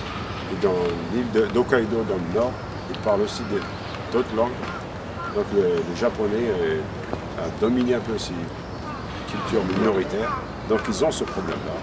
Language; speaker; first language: French; non-native, local second language; Kabyle